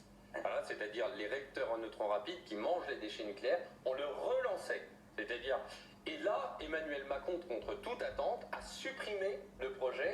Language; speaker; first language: French; native; French